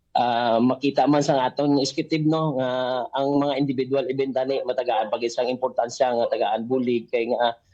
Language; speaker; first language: Filipino; native; Filipino